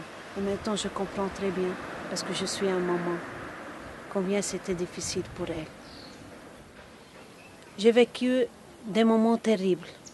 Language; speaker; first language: French; non-native, local second language; Arabic